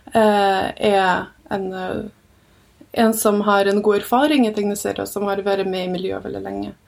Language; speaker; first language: Norwegian; early bilingual, other home language; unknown